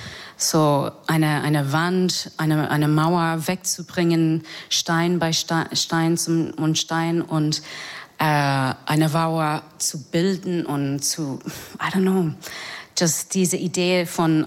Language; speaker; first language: German; non-native, learner; English